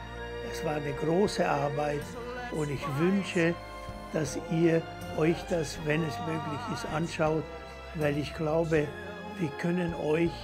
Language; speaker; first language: German; non-native, fluent; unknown